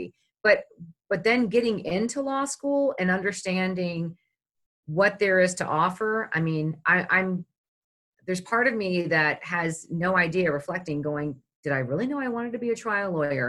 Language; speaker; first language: English; native; English